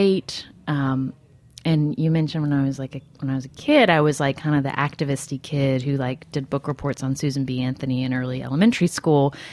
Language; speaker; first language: English; native; English